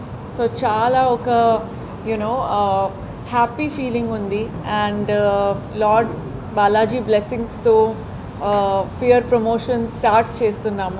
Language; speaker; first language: Telugu; non-native, fluent; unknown